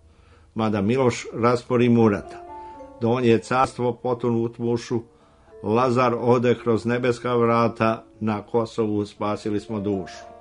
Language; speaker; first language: Serbian; native; Serbian